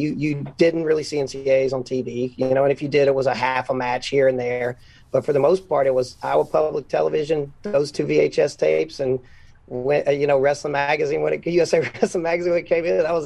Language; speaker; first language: English; native; English